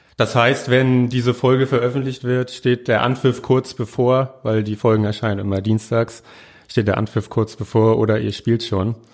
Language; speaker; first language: German; native; German